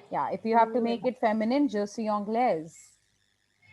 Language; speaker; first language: French; non-native, fluent; Hindi